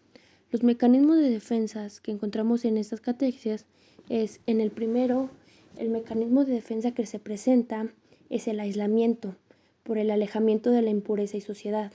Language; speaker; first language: Spanish; native; Spanish